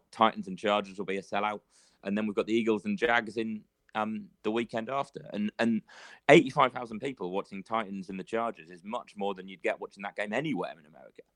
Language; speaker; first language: English; native; English